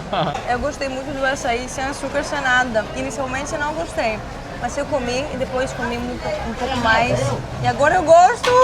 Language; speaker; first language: Portuguese; non-native, fluent; Greek